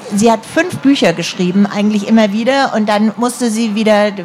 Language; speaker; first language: German; native; German